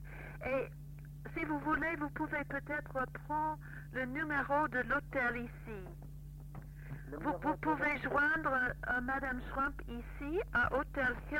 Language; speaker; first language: French; non-native, fluent; English